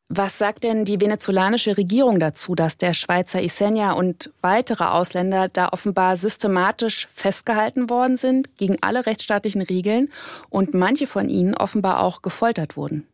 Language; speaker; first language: German; native; German